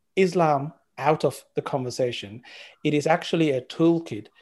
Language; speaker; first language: English; non-native, local second language; Sinhala